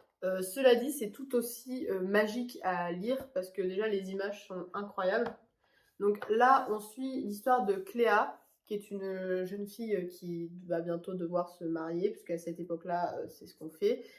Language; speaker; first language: French; native; French